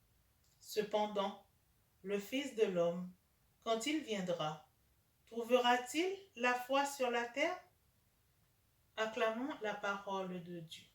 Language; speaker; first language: French; native; French